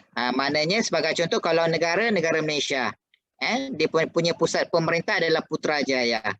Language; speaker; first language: Malay; native; Malay